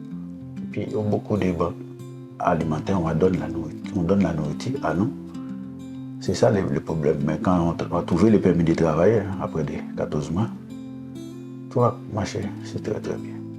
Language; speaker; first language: French; non-native, learner; Haitian Creole